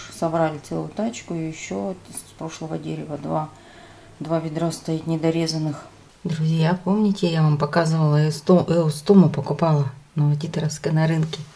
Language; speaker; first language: Russian; native; Russian